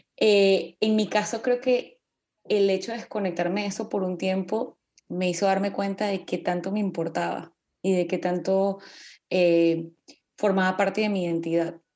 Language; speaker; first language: Spanish; native; Spanish